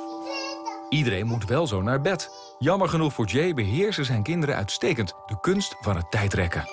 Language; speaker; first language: Dutch; native; Dutch